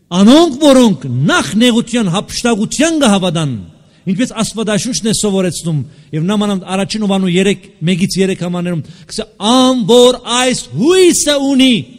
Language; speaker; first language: Armenian; native; Armenian